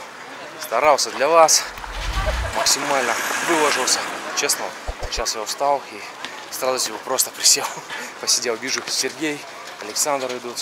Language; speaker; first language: Russian; native; Russian